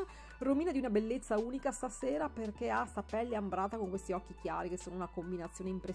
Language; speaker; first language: Italian; native; Italian